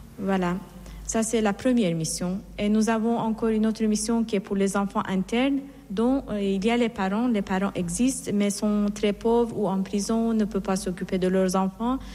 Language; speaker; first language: French; non-native, fluent; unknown